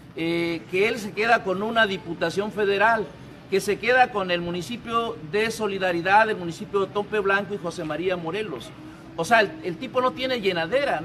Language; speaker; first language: Spanish; native; Spanish